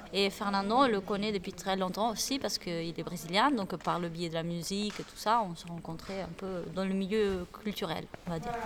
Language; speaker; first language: French; non-native, fluent; Spanish